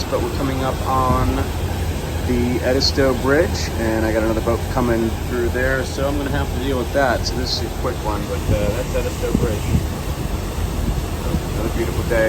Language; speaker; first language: English; native; English